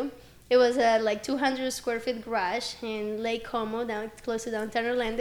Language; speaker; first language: English; non-native, fluent; Spanish